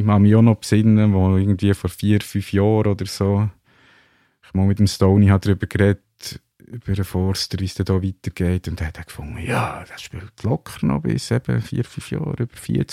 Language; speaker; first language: German; native; German